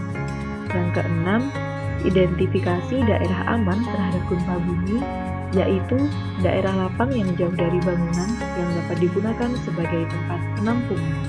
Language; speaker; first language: Indonesian; native; Indonesian